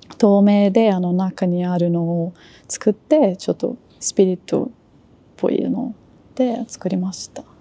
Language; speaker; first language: Japanese; non-native, learner; Portuguese